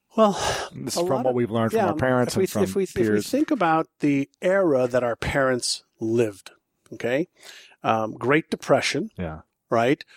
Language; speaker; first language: English; non-native, fluent; Hebrew